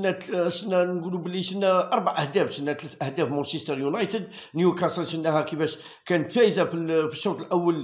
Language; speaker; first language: Arabic; native; Arabic